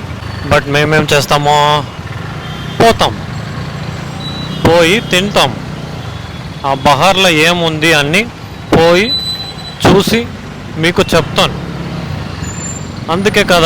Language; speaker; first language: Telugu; non-native, learner; Kannada